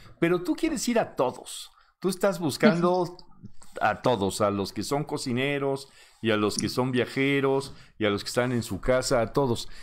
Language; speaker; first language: Spanish; native; Spanish